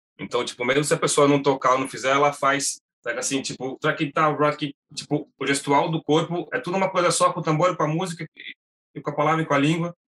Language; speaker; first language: Portuguese; native; Portuguese